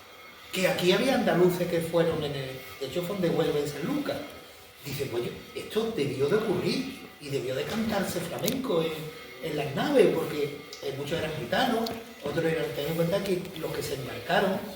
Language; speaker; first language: Spanish; native; Spanish